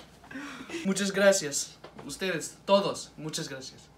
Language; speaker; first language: Spanish; non-native, learner; English